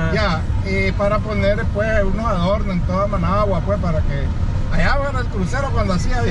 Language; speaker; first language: Spanish; native; Spanish